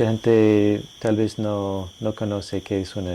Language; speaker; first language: Spanish; non-native, fluent; English